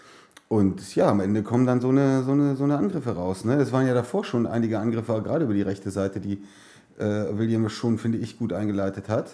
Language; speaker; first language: German; native; German